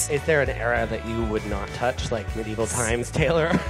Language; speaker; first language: English; native; English